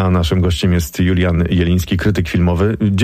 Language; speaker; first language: Polish; native; Polish